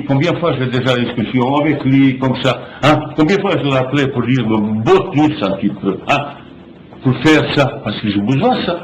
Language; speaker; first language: French; non-native, fluent; Bosnian